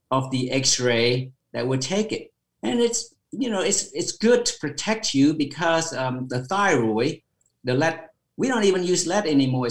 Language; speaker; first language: English; non-native, fluent; Khmer